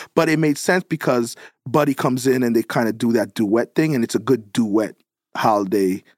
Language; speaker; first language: English; native; English